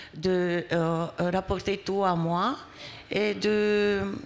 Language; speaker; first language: French; non-native, fluent; Romanian